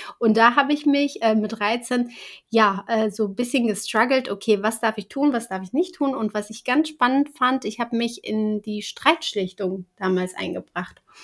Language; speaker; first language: German; early bilingual, other home language; Kurdish